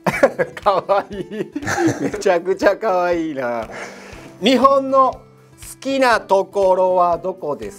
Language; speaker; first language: Japanese; native; Japanese